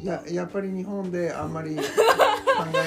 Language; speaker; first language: Japanese; non-native, learner; English